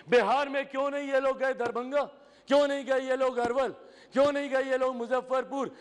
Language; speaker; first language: Hindi; native; Hindi